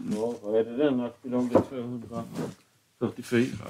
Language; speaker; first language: Swedish; native; Swedish